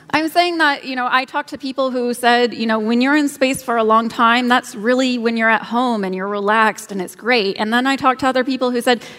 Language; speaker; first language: English; native; English